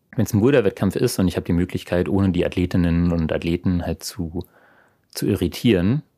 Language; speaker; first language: German; native; German